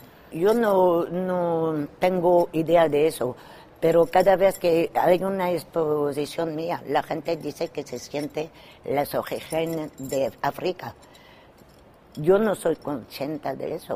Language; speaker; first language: Spanish; non-native, fluent; French